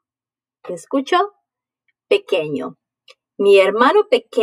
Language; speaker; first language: Spanish; non-native, fluent; English